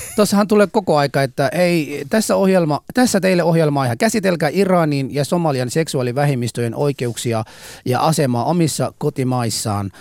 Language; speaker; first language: Finnish; early bilingual, other home language; Arabic